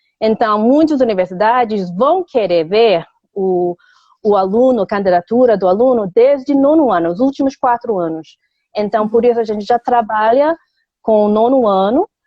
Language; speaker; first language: Portuguese; non-native, fluent; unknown